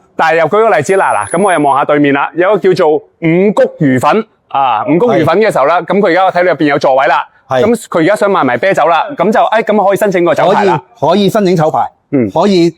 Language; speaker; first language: Cantonese; native; Cantonese